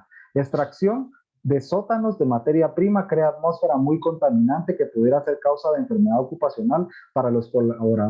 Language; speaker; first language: Spanish; native; Spanish